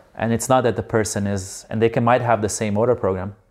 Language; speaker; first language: English; non-native, fluent; Slovenian